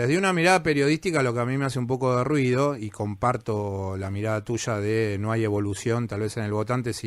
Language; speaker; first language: Spanish; native; Spanish